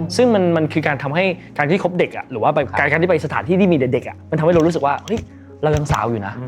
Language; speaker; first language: Thai; non-native, fluent; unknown